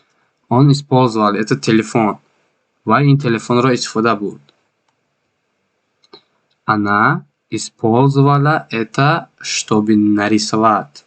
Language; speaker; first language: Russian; non-native, fluent; Tajik